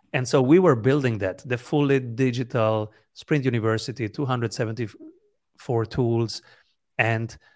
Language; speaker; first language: English; non-native, fluent; Italian